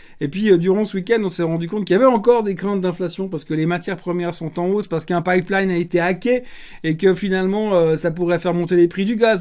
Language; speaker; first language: French; native; French